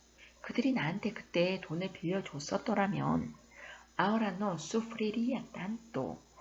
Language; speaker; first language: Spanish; non-native, fluent; Korean